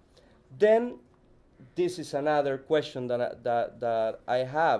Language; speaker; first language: English; non-native, fluent; Spanish